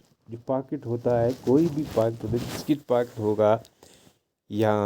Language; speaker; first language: Hindi; non-native, local second language; Kashmiri